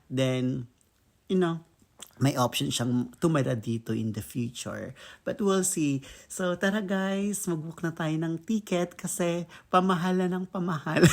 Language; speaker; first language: Filipino; non-native, local second language; Kinaray-a